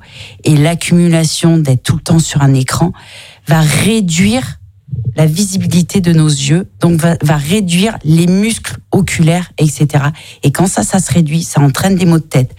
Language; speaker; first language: French; native; French